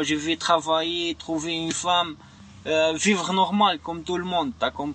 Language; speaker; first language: French; non-native, learner; Arabic